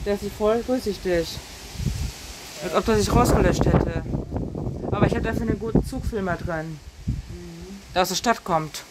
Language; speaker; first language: German; native; German